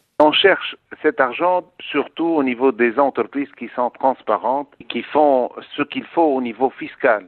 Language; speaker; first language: French; non-native, local second language; Arabic